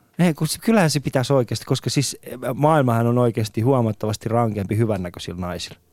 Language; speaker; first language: Finnish; non-native, fluent; Persian